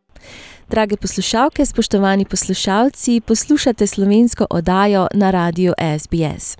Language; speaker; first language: Slovenian; native; Slovenian